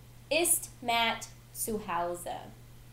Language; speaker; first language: German; non-native, learner; English